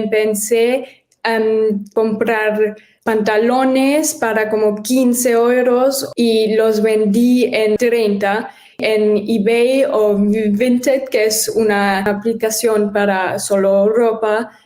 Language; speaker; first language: Spanish; early bilingual, heritage; German